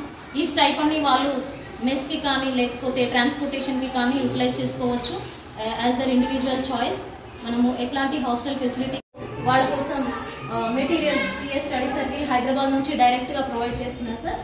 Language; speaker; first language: Telugu; native; Telugu